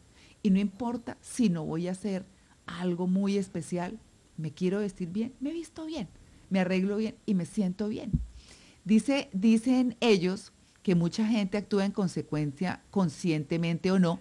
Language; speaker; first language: Spanish; native; Spanish